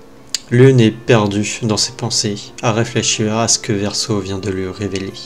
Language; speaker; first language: French; native; French